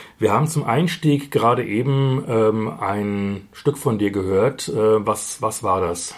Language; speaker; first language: German; native; German